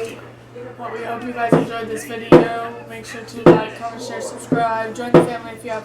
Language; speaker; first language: English; native; English